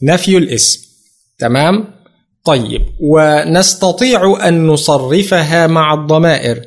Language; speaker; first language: Arabic; non-native, fluent; Indonesian